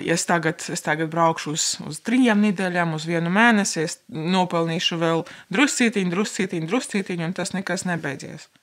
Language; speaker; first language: Latvian; non-native, local second language; Russian